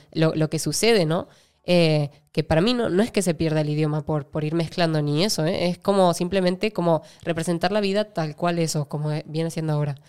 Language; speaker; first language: Spanish; native; Spanish